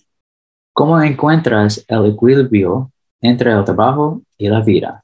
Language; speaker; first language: Spanish; early bilingual, heritage; English